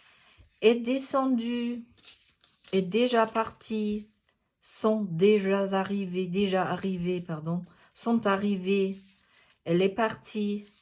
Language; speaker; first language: French; non-native, fluent; German